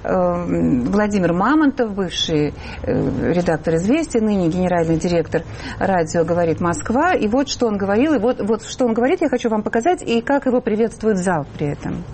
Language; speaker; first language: Russian; native; Russian